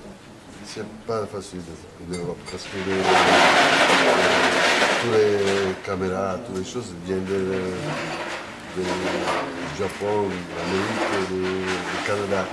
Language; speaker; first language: French; non-native, fluent; Italian